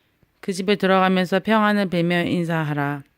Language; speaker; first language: Korean; native; Korean